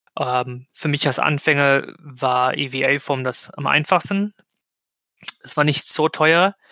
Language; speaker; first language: German; non-native, fluent; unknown